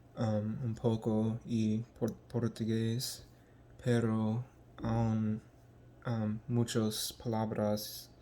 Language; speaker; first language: Spanish; non-native, learner; English